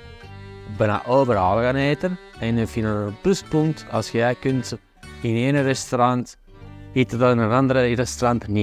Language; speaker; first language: Dutch; non-native, fluent; Italian